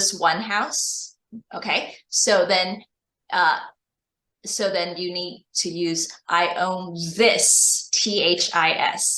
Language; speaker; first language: English; non-native, fluent; Chinese